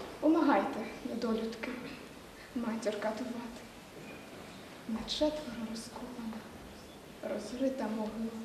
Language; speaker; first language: Ukrainian; native; Ukrainian